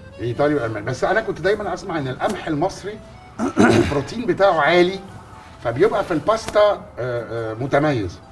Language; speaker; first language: Arabic; native; Arabic